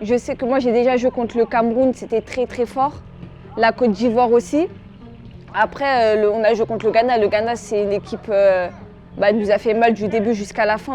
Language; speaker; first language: French; early bilingual, other home language; Arabic